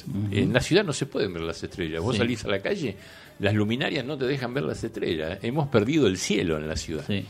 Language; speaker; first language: Spanish; native; Spanish